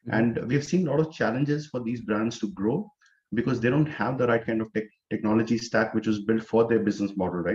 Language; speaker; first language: English; non-native, local second language; Hindi